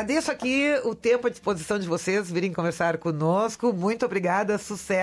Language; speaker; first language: Portuguese; native; Portuguese